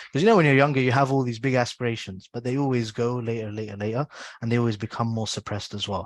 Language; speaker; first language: English; native; English